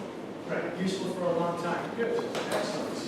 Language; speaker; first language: English; native; English